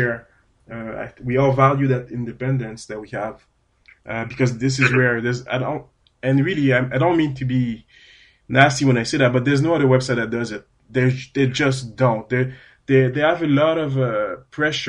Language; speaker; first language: English; non-native, fluent; French